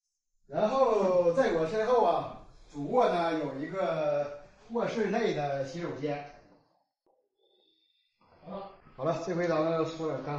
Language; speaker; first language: Chinese; native; Chinese